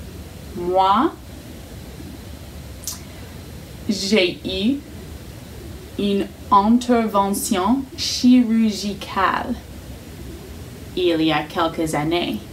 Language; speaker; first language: French; non-native, fluent; English